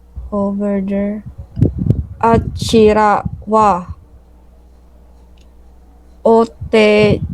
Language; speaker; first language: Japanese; non-native, learner; Filipino